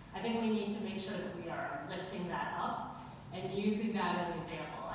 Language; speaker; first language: English; native; English